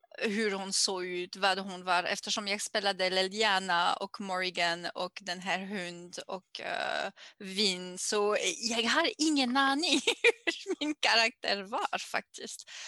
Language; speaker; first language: Swedish; non-native, learner; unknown